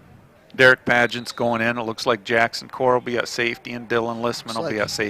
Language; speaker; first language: English; native; English